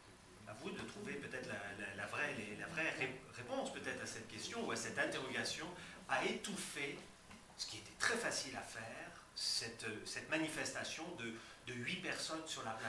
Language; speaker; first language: French; native; French